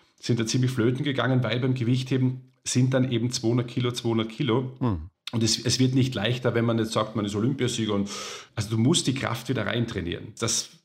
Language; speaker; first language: German; native; German